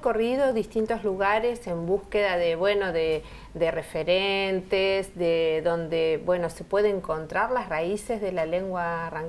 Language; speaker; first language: Spanish; native; Spanish